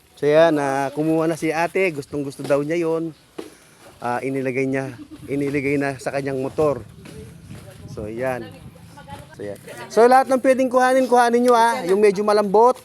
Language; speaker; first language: Filipino; non-native, local second language; Pampanga